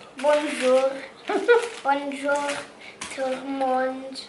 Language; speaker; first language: French; early bilingual, heritage; English